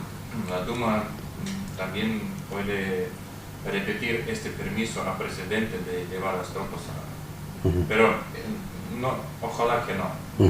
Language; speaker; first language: Spanish; non-native, fluent; Russian